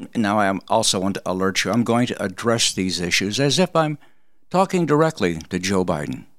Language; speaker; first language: English; early bilingual, other home language; Polish